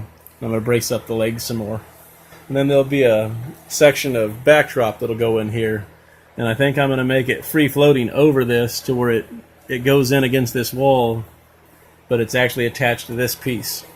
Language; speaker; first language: English; native; English